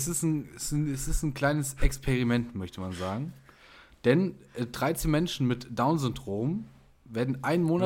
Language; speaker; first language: German; native; German